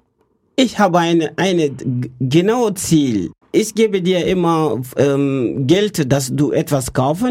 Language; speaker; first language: German; non-native, learner; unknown